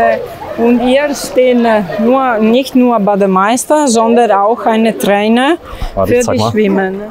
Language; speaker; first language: German; non-native, learner; Italian